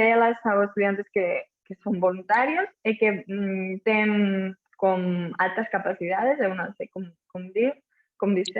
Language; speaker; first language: Portuguese; non-native, fluent; Catalan